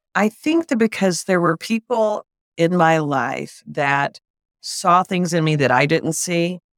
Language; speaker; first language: English; native; English